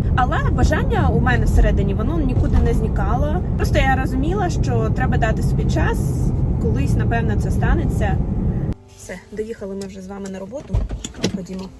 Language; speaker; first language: Ukrainian; non-native, local second language; Russian